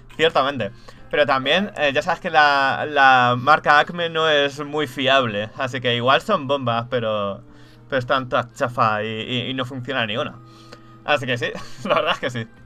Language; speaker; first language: Spanish; native; Spanish